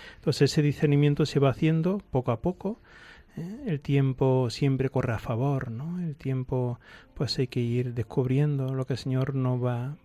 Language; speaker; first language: Spanish; native; Spanish